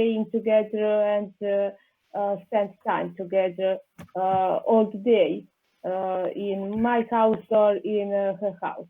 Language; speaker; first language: English; non-native, learner; Serbian